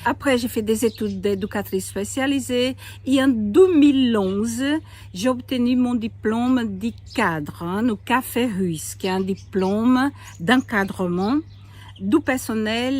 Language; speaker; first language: French; non-native, fluent; Portuguese